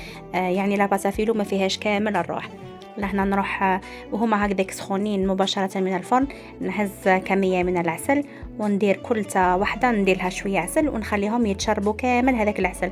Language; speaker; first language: Arabic; native; Arabic